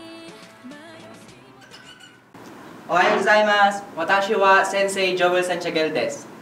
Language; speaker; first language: Japanese; non-native, learner; Filipino